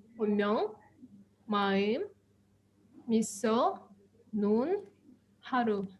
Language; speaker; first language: Korean; non-native, learner; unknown